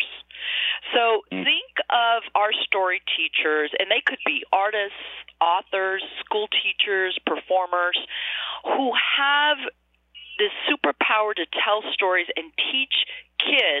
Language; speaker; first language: English; native; English